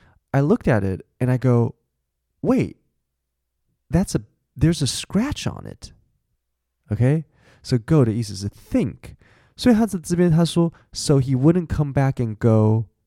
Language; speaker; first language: English; non-native, fluent; Chinese